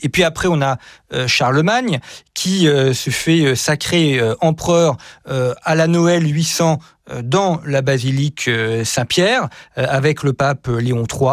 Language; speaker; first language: French; native; French